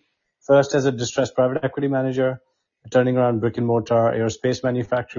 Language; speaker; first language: English; non-native, local second language; Hindi